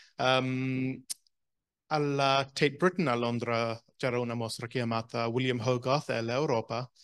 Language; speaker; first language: Italian; non-native, fluent; English